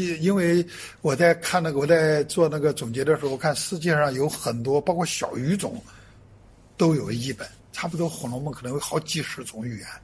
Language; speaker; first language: Chinese; native; Chinese